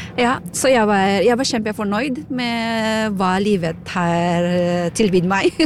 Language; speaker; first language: Norwegian; non-native, fluent; Filipino